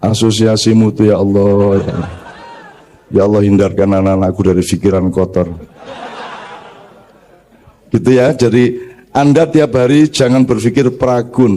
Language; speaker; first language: Indonesian; native; Indonesian